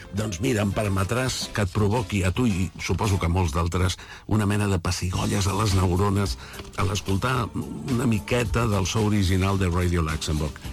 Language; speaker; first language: Catalan; native; Catalan